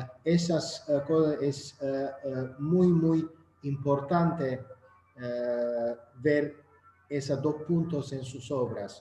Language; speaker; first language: Spanish; non-native, fluent; Azerbaijani